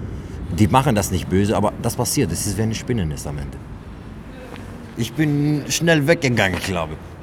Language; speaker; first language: German; non-native, learner; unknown